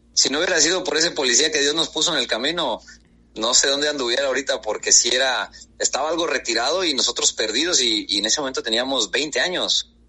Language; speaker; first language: Spanish; native; Spanish